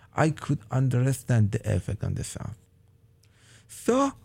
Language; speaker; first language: English; non-native, fluent; Persian